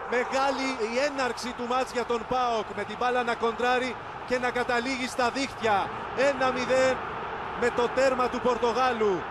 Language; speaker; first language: Greek; native; Greek